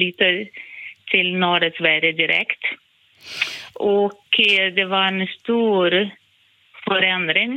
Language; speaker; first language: Swedish; non-native, fluent; Portuguese